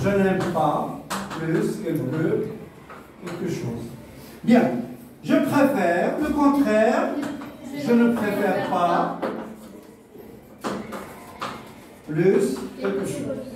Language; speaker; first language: French; non-native, local second language; Arabic